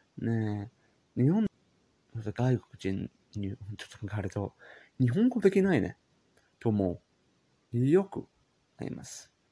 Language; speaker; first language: Japanese; non-native, learner; English